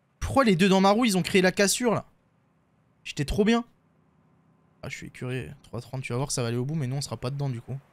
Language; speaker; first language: French; native; French